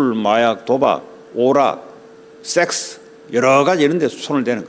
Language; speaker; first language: Korean; native; Korean